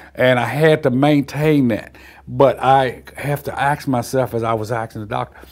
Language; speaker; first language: English; native; English